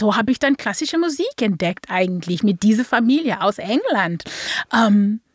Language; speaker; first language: German; non-native, fluent; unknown